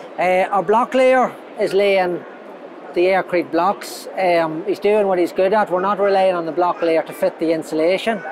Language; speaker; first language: English; native; English